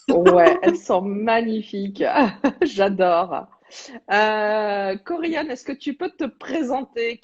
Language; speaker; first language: French; native; French